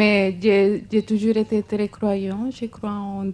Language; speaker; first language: French; non-native, fluent; Spanish